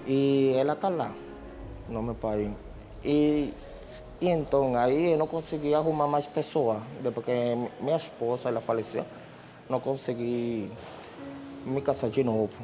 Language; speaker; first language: Portuguese; non-native, fluent; Spanish